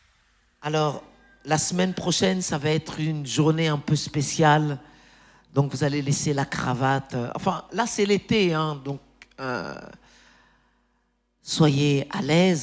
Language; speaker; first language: French; native; French